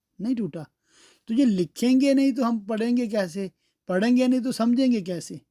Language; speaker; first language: Urdu; early bilingual, heritage; Urdu